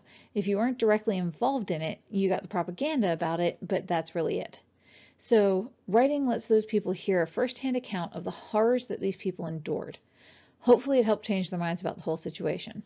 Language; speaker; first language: English; native; English